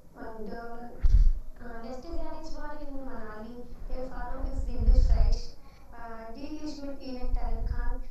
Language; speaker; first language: German; non-native, learner; Hindi